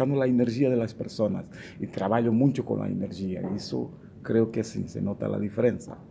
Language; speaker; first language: Spanish; non-native, fluent; Portuguese